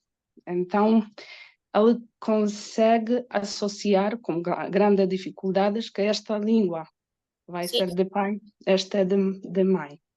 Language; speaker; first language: Portuguese; non-native, learner; Polish